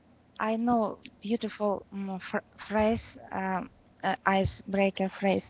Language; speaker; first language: English; non-native, learner; Russian